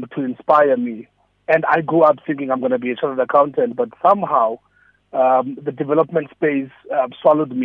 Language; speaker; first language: English; non-native, local second language; Xhosa